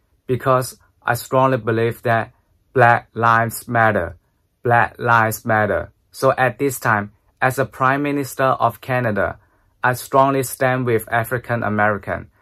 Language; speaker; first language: English; non-native, fluent; Chinese